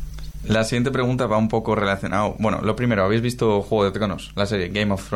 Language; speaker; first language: Spanish; native; Spanish